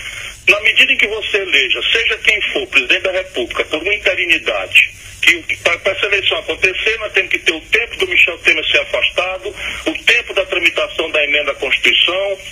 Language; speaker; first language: Portuguese; native; Portuguese